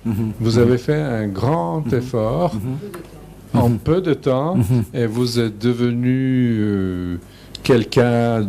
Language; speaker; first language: French; non-native, fluent; Serbian